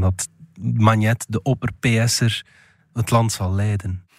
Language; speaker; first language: Dutch; native; Dutch